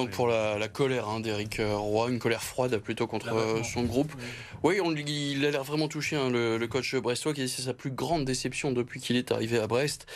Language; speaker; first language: French; native; French